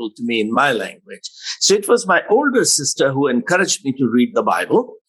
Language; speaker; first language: English; non-native, local second language; Hindi